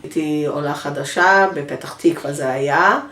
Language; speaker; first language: Hebrew; early bilingual, other home language; English